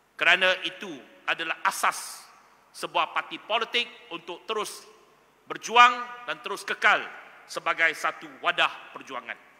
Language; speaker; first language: Malay; non-native, local second language; Chinese